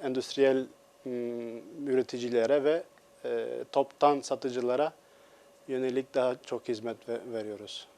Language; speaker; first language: Turkish; non-native, fluent; Albanian